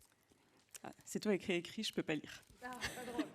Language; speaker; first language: French; native; French